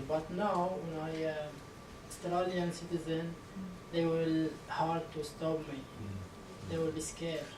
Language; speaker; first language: English; non-native, learner; Arabic